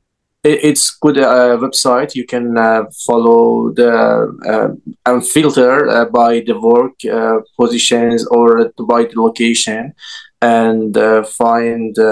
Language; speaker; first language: English; non-native, learner; Persian